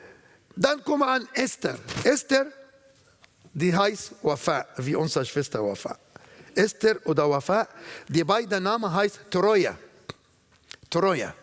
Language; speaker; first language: German; non-native, learner; Arabic